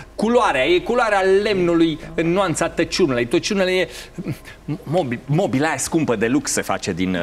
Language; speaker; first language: Romanian; native; Romanian